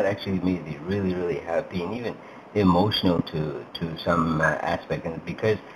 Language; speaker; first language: English; native; English